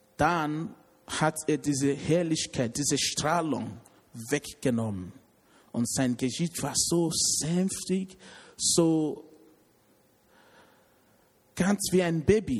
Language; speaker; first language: German; non-native, learner; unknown